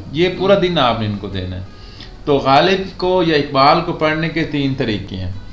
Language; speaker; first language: Urdu; non-native, local second language; Punjabi